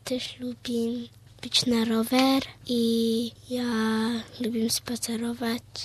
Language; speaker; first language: Polish; early bilingual, heritage; Polish